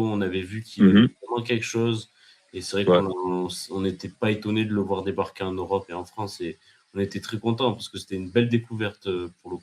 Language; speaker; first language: French; native; French